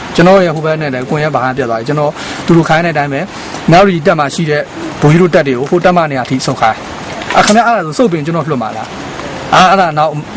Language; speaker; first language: Burmese; non-native, local second language; Karen languages